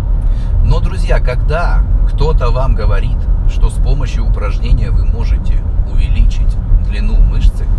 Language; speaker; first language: Russian; native; Russian